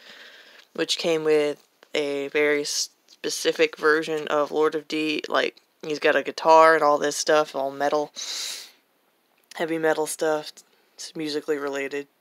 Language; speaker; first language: English; native; English